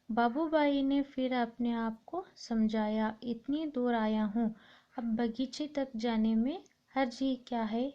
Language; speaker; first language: Hindi; non-native, local second language; Kannada